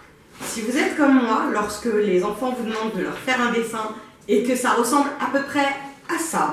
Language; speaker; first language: French; native; French